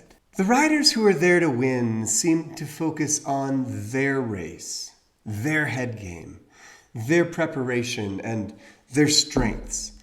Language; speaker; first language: English; native; English